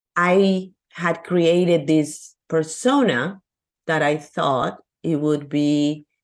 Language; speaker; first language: English; non-native, fluent; Spanish